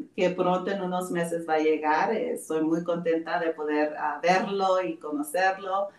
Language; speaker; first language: Spanish; early bilingual, heritage; Spanish